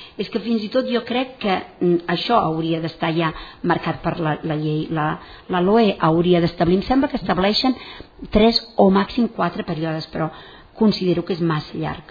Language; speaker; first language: Catalan; non-native, local second language; Spanish